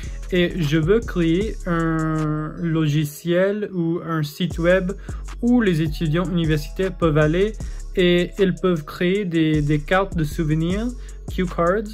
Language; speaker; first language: French; non-native, fluent; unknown